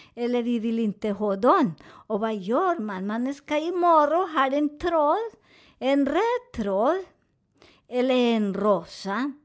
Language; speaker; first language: Swedish; non-native, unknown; Spanish